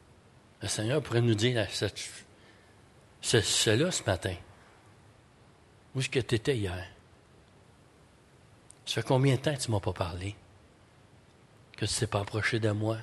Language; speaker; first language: French; native; French